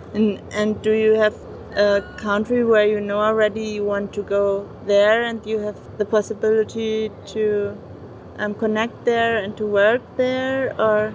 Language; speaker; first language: English; non-native, fluent; German